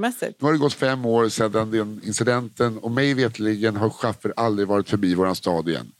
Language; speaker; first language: Swedish; native; Swedish